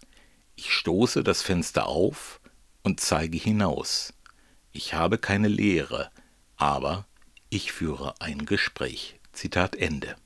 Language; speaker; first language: German; native; German